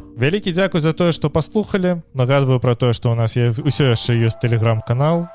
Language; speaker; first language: Belarusian; native; Belarusian